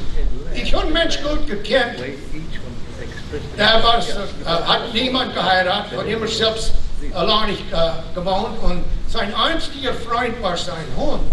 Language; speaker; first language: German; early bilingual, heritage; German